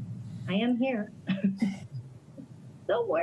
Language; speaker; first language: English; native; English